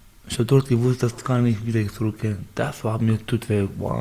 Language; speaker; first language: German; non-native, learner; Baluchi